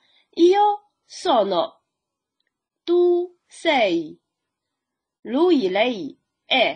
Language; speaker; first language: Italian; non-native, fluent; Chinese